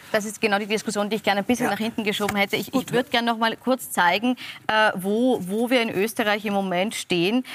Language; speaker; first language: German; native; German